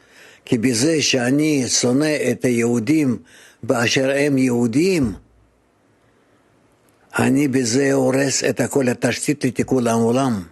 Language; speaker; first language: Hebrew; non-native, fluent; Russian